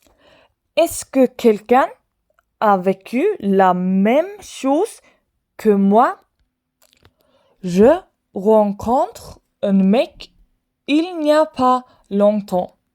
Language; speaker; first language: French; non-native, fluent; Swedish